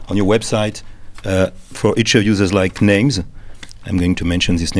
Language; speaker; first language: English; non-native, fluent; French